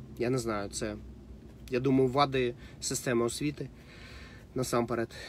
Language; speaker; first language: Ukrainian; non-native, local second language; Russian